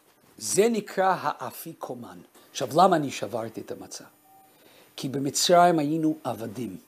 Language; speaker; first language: Hebrew; non-native, fluent; Russian